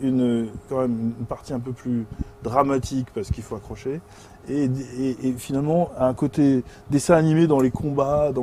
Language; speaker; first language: French; native; French